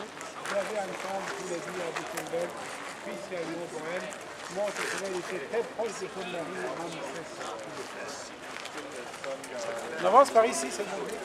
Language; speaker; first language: French; non-native, fluent; Arabic